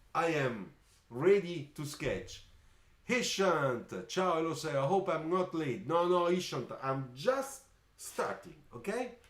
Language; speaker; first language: English; non-native, fluent; Italian